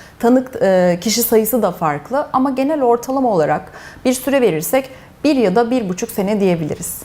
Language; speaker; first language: Turkish; early bilingual, heritage; Turkish